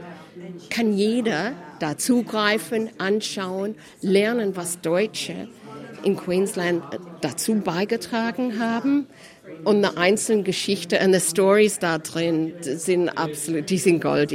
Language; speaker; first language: German; early bilingual, heritage; German